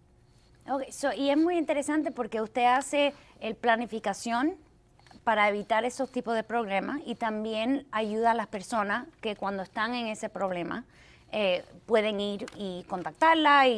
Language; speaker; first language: Spanish; early bilingual, heritage; Spanish